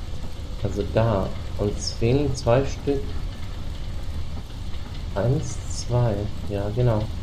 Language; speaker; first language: German; native; German